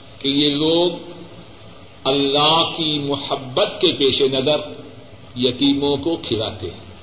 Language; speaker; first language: Urdu; non-native, local second language; Punjabi